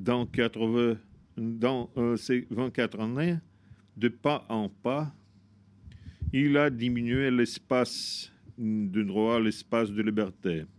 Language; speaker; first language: French; non-native, fluent; Russian